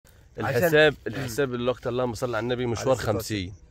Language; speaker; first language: Arabic; native; Arabic